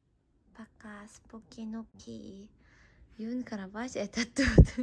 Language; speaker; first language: Russian; non-native, fluent; Korean